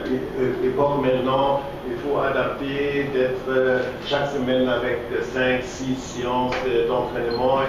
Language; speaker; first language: French; non-native, fluent; German